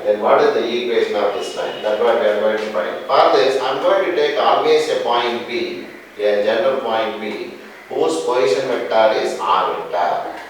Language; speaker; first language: English; non-native, local second language; Tamil